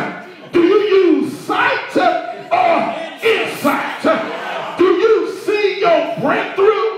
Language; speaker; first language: English; native; English